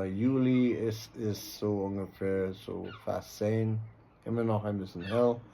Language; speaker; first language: German; non-native, learner; English